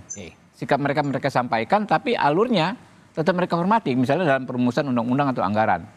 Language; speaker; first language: Indonesian; native; Indonesian